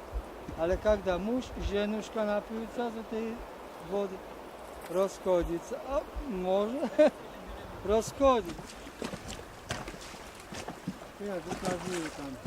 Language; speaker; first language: Russian; non-native, learner; Slovak